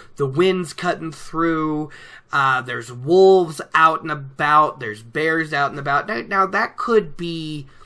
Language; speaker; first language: English; native; English